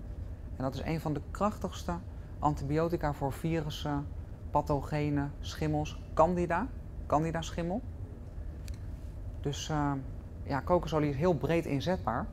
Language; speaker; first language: Dutch; native; Dutch